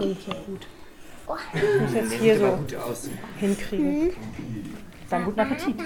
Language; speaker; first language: German; native; German